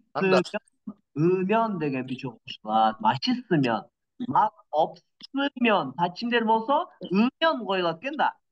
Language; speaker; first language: Korean; non-native, learner; Kyrgyz